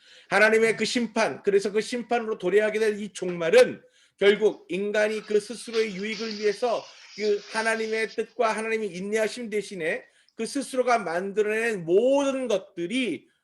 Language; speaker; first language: Korean; native; Korean